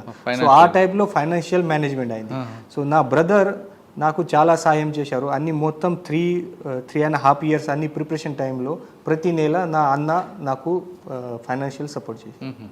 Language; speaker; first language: Telugu; non-native, fluent; Marathi